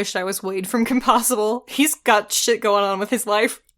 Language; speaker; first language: English; native; English